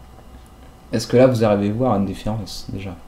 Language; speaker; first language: French; native; French